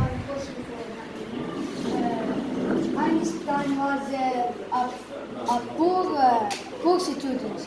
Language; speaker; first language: English; non-native, learner; Arabic